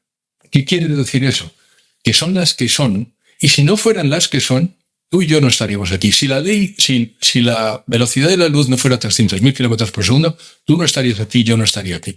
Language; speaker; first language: Spanish; native; Spanish